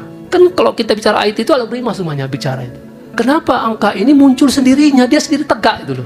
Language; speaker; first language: Indonesian; native; Indonesian